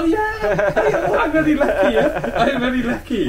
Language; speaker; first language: English; non-native, local second language; Malay